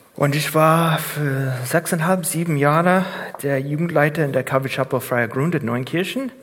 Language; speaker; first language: German; non-native, fluent; English